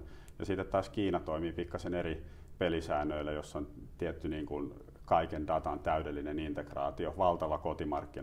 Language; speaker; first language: Finnish; native; Finnish